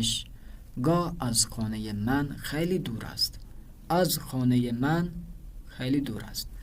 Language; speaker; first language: Persian; non-native, fluent; Urdu